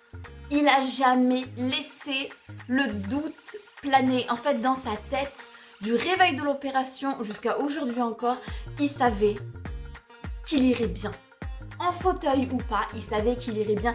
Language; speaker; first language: French; native; French